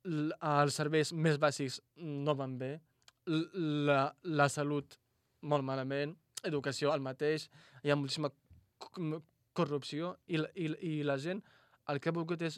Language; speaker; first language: Catalan; non-native, fluent; Arabic